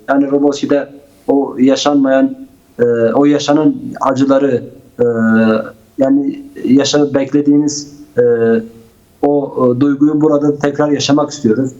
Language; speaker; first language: Turkish; non-native, local second language; Kurdish